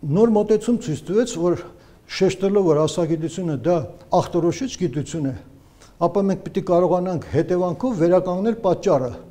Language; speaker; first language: Armenian; native; Armenian